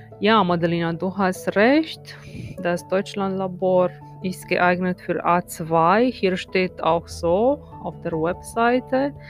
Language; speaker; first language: German; non-native, fluent; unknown